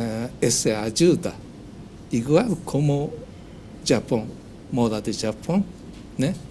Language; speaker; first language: Portuguese; non-native, learner; Japanese